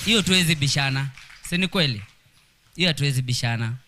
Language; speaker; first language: English; non-native, local second language; Swahili